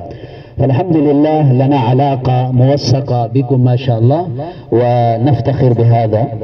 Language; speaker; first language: Arabic; non-native, fluent; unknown